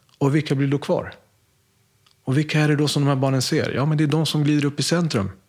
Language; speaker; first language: Swedish; early bilingual, other home language; Spanish